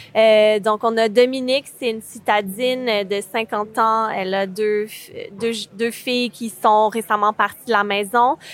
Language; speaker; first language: French; native; French